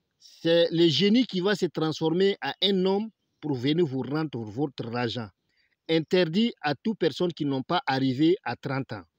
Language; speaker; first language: French; non-native, local second language; Bambara